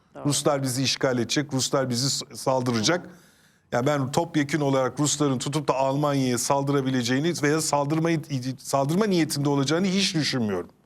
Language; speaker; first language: Turkish; native; Turkish